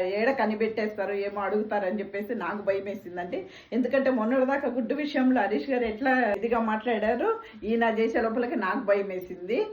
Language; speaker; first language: Telugu; non-native, local second language; Tamil